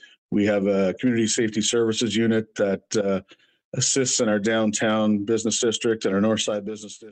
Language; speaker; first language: English; native; English